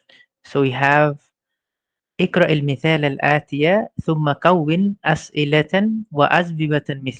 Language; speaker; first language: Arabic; non-native, fluent; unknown